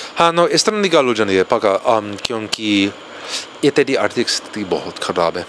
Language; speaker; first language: Punjabi; non-native, fluent; English